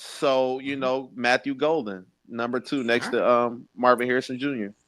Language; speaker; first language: English; native; English